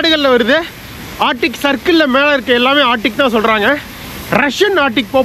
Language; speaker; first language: English; non-native, local second language; Tamil